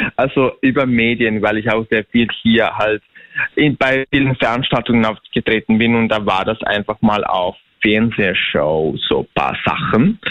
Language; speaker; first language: German; non-native, fluent; Bosnian